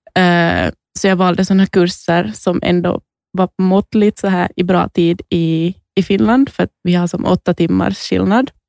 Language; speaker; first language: Swedish; native; Swedish